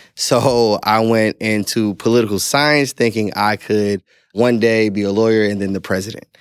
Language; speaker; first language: English; native; English